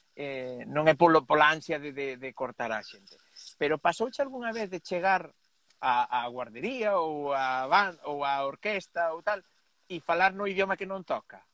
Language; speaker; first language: Galician; non-native, local second language; Spanish